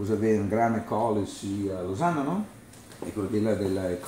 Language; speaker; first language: French; non-native, learner; Italian